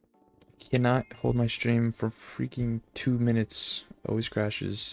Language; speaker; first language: English; native; English